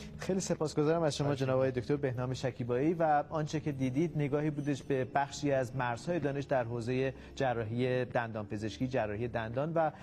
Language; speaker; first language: Persian; native; Persian